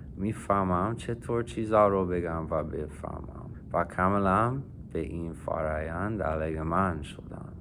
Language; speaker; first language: Persian; non-native, fluent; English